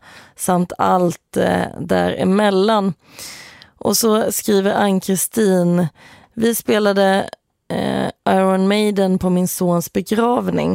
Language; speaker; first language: Swedish; native; Swedish